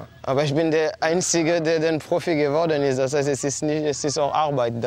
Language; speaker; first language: German; non-native, fluent; French